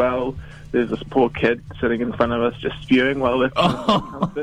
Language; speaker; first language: English; native; English